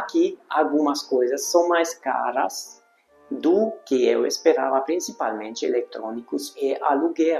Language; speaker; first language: Portuguese; non-native, fluent; Hungarian